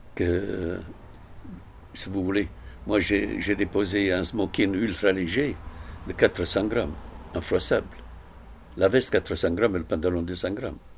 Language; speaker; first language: French; non-native, fluent; Italian